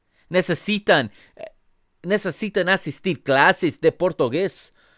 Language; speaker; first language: Spanish; non-native, learner; English